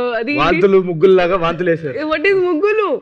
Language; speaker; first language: Telugu; native; Telugu